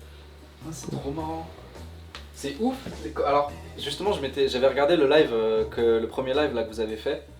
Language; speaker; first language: French; native; French